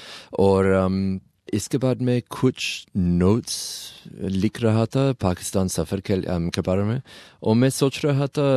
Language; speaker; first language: Hindi; non-native, learner; English